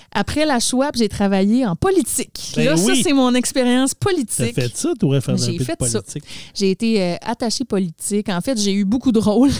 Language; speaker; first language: French; native; French